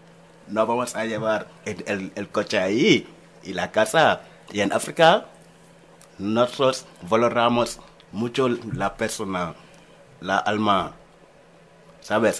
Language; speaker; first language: Spanish; non-native, learner; Wolof